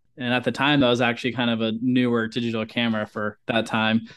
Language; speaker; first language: English; native; English